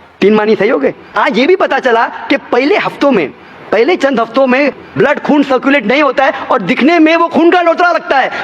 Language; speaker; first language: Hindi; non-native, local second language; Konkani